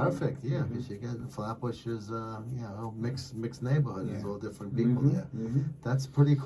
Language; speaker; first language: English; native; English